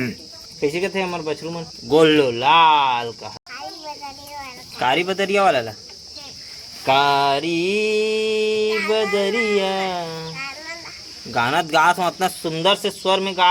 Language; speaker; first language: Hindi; non-native, local second language; Chhattisgarhi